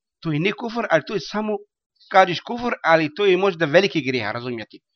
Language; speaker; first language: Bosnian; non-native, learner; Arabic